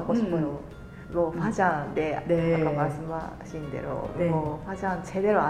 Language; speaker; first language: Korean; non-native, fluent; Japanese